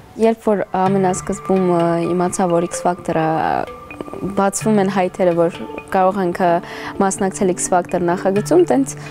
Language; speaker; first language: Armenian; early bilingual, heritage; Armenian